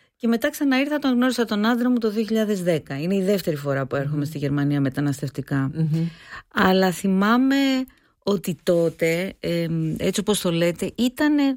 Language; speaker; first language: Greek; native; Greek